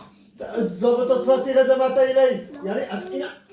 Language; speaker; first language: Hebrew; native; Hebrew